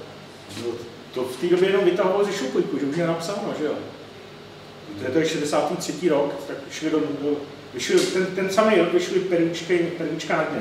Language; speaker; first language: Czech; native; Czech